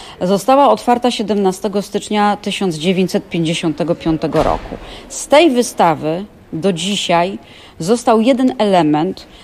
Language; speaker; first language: Polish; native; Polish